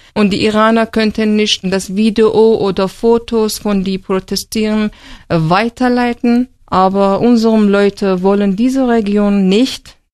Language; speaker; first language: German; non-native, learner; Persian